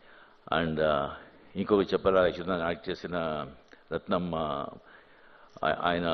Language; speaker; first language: Telugu; non-native, fluent; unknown